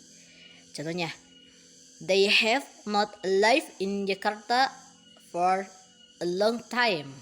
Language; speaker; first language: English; non-native, learner; Indonesian